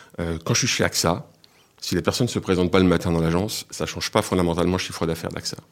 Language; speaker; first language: French; native; French